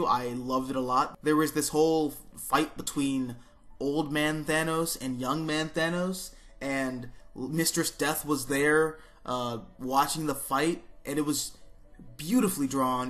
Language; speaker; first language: English; native; English